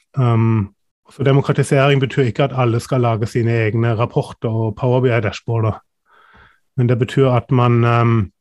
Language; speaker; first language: Norwegian; non-native, fluent; German